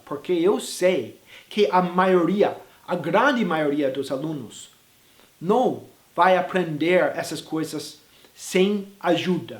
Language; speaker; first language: Portuguese; non-native, fluent; English